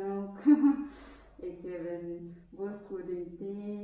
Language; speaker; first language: Dutch; non-native, learner; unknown